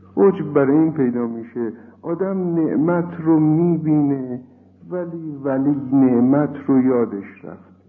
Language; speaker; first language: Persian; native; Persian